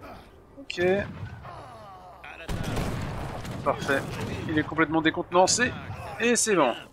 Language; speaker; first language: French; native; French